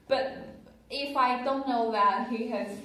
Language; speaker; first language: English; non-native, learner; Chinese